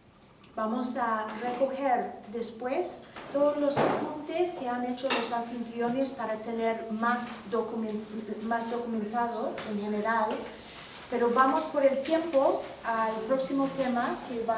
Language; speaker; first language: Spanish; non-native, fluent; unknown